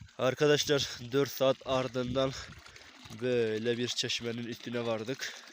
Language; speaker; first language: Turkish; non-native, local second language; Kurdish